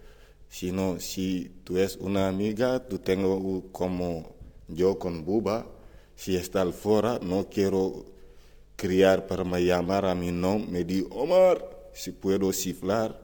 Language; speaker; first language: Spanish; non-native, learner; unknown